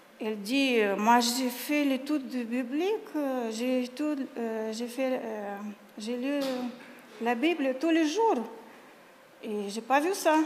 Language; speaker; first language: French; non-native, learner; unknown